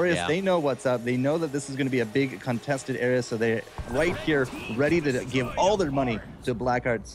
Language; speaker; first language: English; native; English